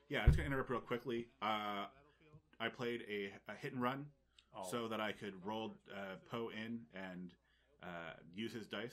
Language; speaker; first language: English; native; English